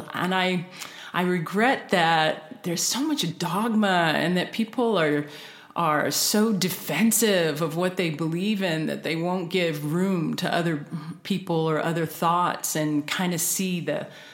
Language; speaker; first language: English; native; English